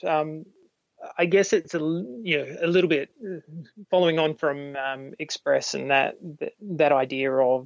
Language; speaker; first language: English; native; English